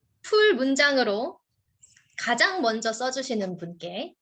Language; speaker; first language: Korean; native; Korean